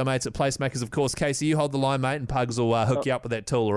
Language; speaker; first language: English; native; English